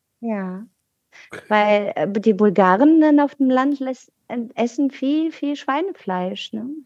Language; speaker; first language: German; non-native, fluent; Bulgarian